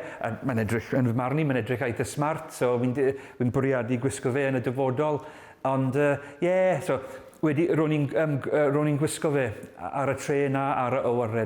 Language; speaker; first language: Welsh; non-native, learner; English